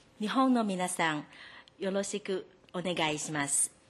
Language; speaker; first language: Japanese; non-native, learner; Chinese